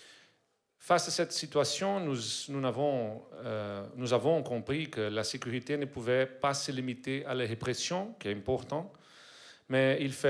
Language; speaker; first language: French; non-native, learner; Portuguese